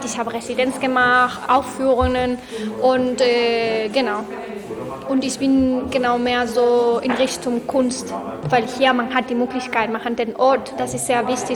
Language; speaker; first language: German; non-native, fluent; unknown